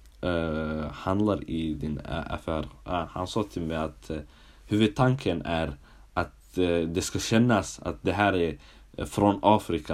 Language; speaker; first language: Swedish; early bilingual, other home language; Somali